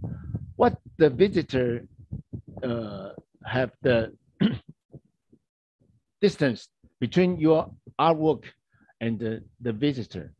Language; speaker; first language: English; non-native, learner; Chinese